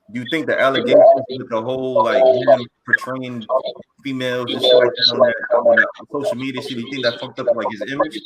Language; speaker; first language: English; native; English